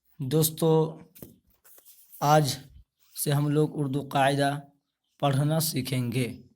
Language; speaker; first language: Urdu; native; Urdu